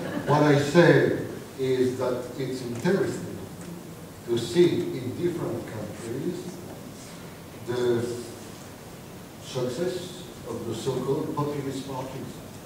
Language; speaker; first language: English; non-native, fluent; French